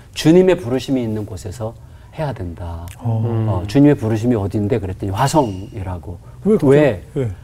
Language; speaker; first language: Korean; native; Korean